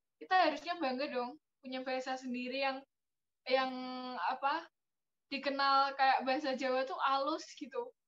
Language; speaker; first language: Indonesian; non-native, local second language; Javanese